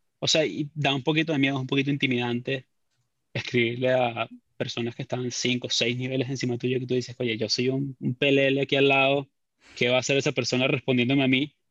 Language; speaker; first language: Spanish; native; Spanish